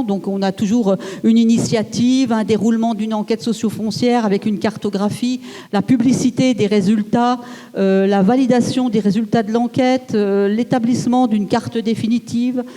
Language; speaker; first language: French; native; French